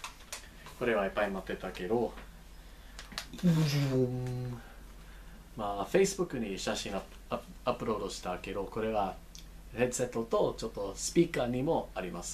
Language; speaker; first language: Japanese; non-native, learner; English